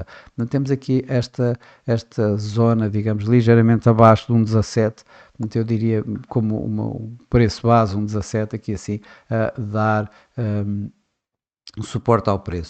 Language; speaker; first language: Portuguese; native; Portuguese